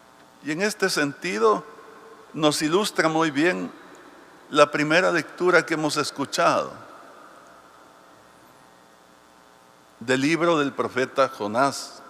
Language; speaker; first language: Spanish; native; Spanish